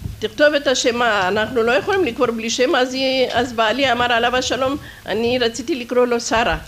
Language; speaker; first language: Hebrew; non-native, fluent; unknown